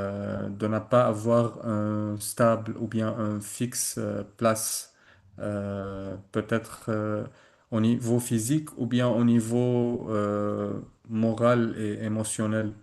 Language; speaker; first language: French; non-native, learner; Arabic